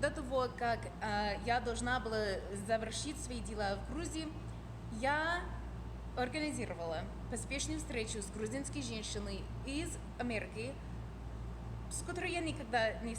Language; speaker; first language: Russian; non-native, fluent; English